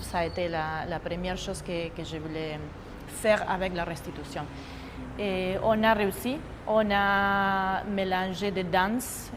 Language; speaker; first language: French; non-native, fluent; Spanish